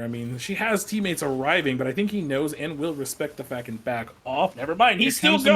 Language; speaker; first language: English; native; English